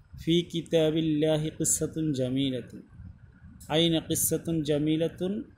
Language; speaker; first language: Arabic; non-native, fluent; Bangla